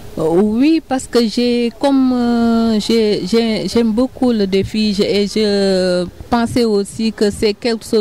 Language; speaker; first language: French; non-native, local second language; Wolof